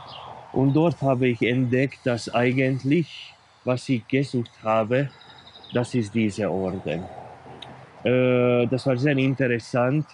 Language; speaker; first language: German; non-native, fluent; Hungarian